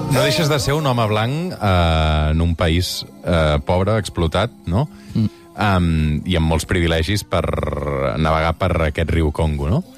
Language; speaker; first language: Catalan; native; Catalan